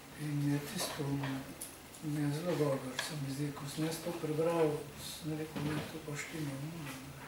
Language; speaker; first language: Slovenian; native; Slovenian